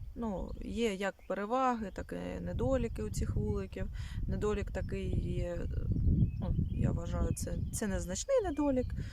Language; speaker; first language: Ukrainian; non-native, local second language; Russian